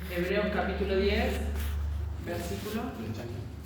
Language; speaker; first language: Spanish; native; Spanish